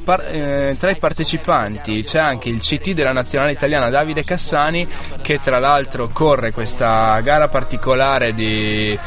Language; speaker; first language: Italian; native; Italian